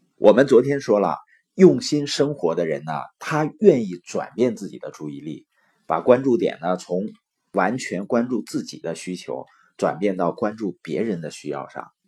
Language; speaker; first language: Chinese; native; Chinese